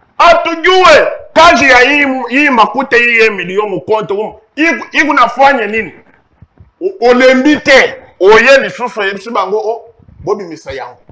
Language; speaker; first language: Lingala; non-native, local second language; Luba-Lulua